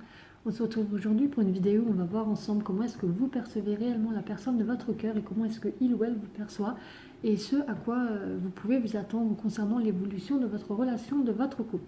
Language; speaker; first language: French; native; French